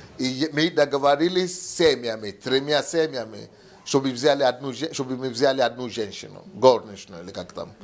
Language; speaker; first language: Russian; non-native, learner; Yoruba